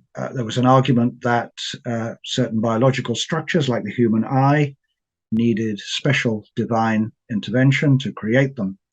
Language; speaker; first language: English; native; English